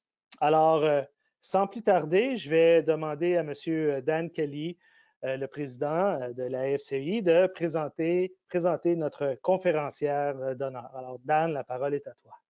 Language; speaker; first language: French; native; French